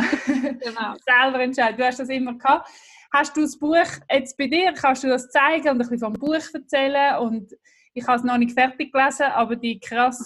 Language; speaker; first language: German; native; German